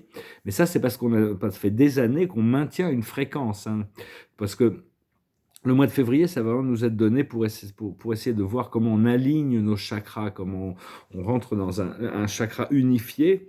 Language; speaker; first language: French; native; French